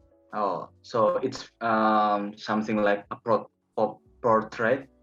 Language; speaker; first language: English; non-native, learner; Indonesian